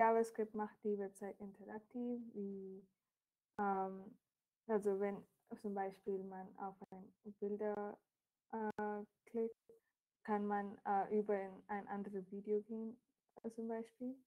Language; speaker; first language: German; non-native, fluent; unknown